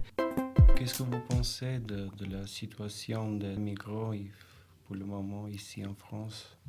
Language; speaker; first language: French; non-native, learner; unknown